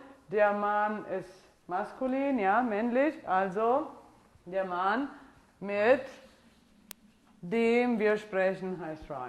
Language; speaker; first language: German; non-native, fluent; English